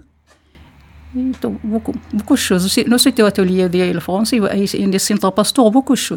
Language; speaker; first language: French; non-native, learner; Arabic